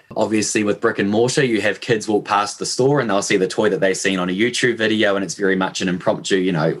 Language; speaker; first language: English; native; English